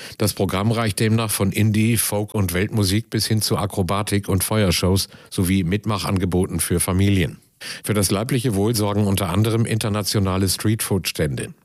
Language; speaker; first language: German; native; German